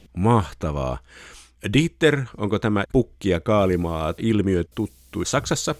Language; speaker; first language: Finnish; native; Finnish